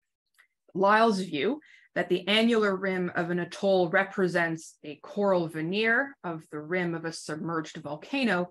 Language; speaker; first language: English; native; English